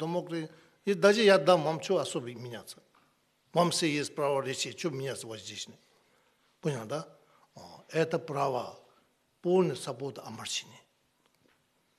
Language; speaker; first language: Russian; non-native, learner; Tibetan